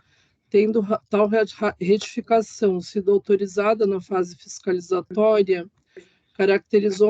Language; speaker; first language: Portuguese; native; Portuguese